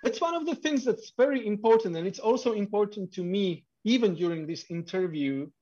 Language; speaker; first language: English; non-native, fluent; Slovak